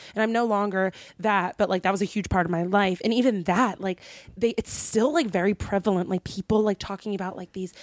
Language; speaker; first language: English; native; English